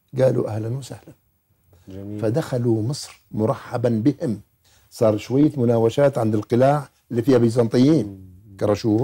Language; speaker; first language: Arabic; native; Arabic